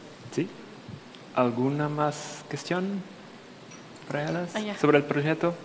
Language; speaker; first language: Spanish; non-native, fluent; Portuguese